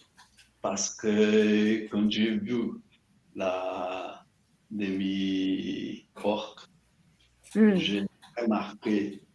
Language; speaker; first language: French; non-native, learner; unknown